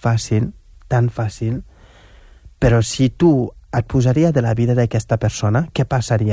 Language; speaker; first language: Catalan; non-native, fluent; Wolof